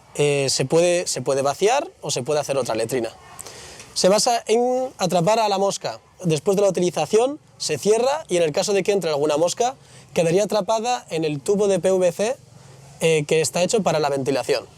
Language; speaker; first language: Spanish; native; Spanish